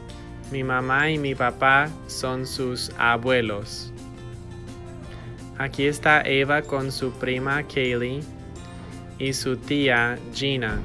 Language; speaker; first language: Spanish; non-native, fluent; English